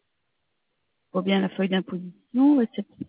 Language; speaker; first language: French; native; French